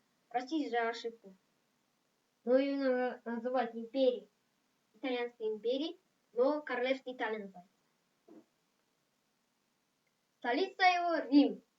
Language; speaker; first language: Russian; non-native, local second language; Kazakh